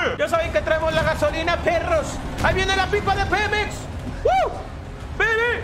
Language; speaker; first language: Spanish; native; Spanish